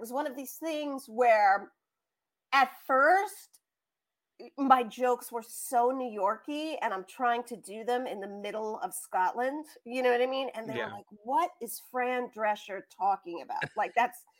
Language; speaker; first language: English; native; English